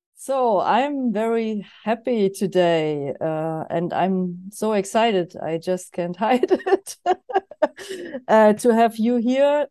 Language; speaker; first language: English; non-native, fluent; German